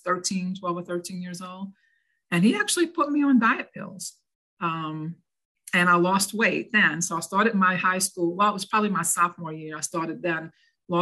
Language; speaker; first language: English; native; English